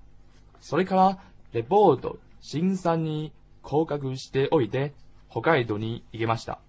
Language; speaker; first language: Japanese; non-native, learner; Chinese